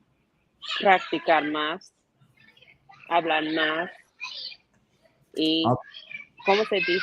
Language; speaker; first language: Spanish; non-native, learner; English